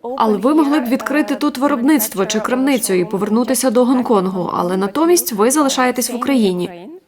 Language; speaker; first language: Ukrainian; native; Ukrainian